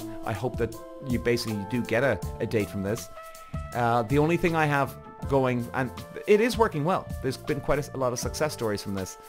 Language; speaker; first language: English; native; English